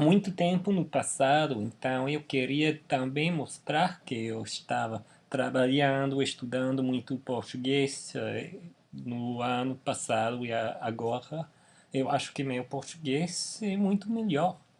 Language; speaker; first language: Portuguese; non-native, fluent; English